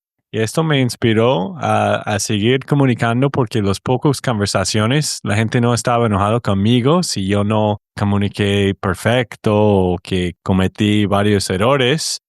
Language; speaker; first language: Spanish; non-native, learner; English